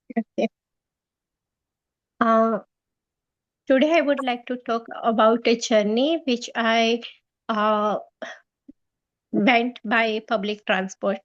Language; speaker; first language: English; non-native, learner; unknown